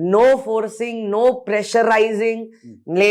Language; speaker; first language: Telugu; non-native, fluent; Hindi